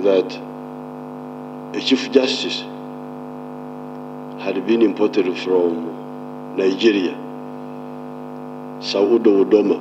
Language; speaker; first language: English; non-native, local second language; Nyankole